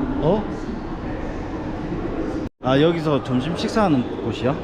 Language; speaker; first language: Korean; native; Korean